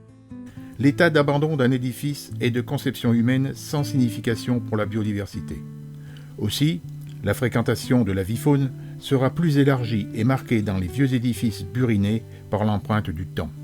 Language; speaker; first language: French; native; French